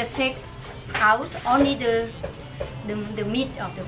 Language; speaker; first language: English; non-native, learner; Khmer